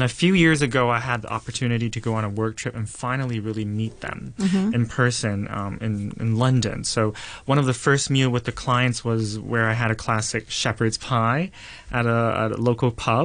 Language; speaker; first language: English; native; English